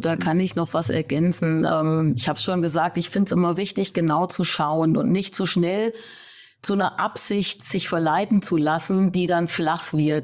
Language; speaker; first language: German; native; German